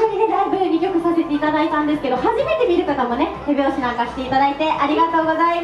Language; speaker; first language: Japanese; native; Japanese